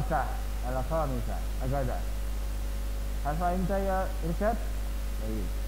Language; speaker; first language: Arabic; non-native, fluent; Indonesian